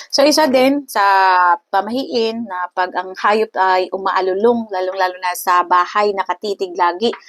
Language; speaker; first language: Filipino; non-native, local second language; Cebuano